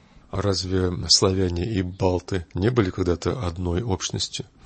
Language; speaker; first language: Russian; native; Russian